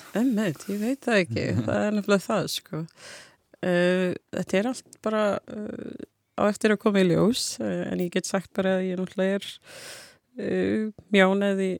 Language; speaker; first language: Icelandic; non-native, fluent; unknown